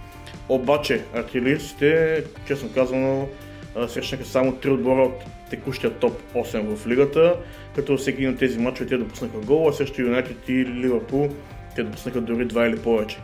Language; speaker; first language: Bulgarian; native; Bulgarian